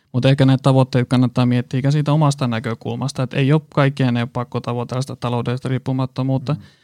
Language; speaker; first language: Finnish; native; Finnish